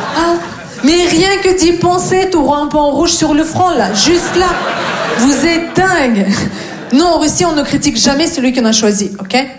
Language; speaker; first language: French; non-native, fluent; Russian